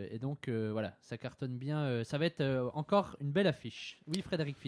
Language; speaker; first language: French; native; French